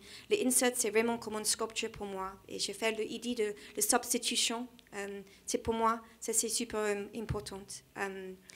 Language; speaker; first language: French; non-native, learner; English